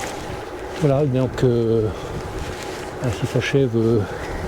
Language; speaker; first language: French; native; French